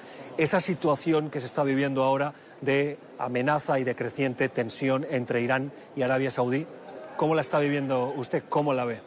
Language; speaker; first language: Spanish; native; Spanish